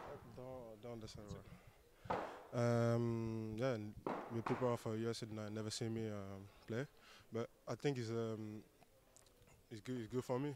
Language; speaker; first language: English; non-native, learner; French